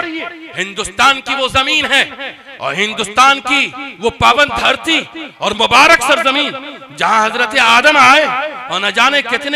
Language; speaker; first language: Urdu; native; Urdu